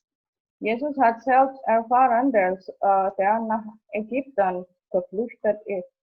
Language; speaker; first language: German; non-native, fluent; Indonesian